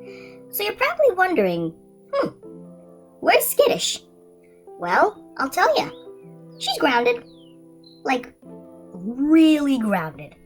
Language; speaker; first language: English; native; English